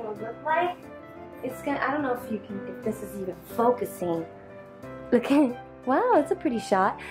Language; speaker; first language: English; native; English